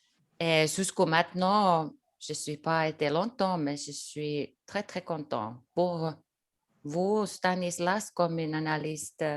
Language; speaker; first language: French; non-native, learner; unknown